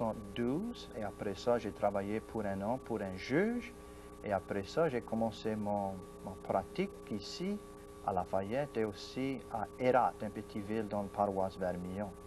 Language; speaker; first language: French; non-native, local second language; English